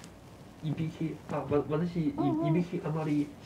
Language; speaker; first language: Japanese; non-native, learner; Chinese